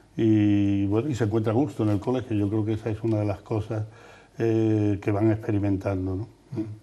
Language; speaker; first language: Spanish; native; Spanish